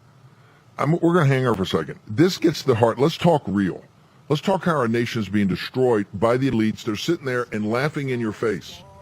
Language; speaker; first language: English; native; English